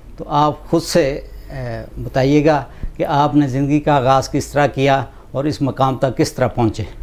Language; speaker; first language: Urdu; non-native, local second language; Punjabi